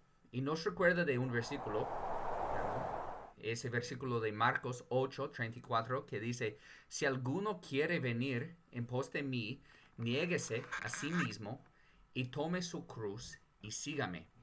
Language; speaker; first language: Spanish; non-native, fluent; English